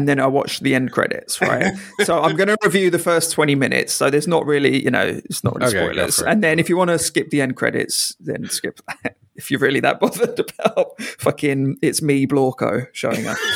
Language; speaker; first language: English; native; English